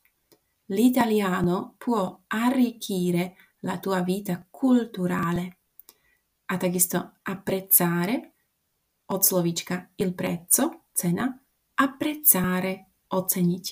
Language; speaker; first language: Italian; non-native, fluent; Slovak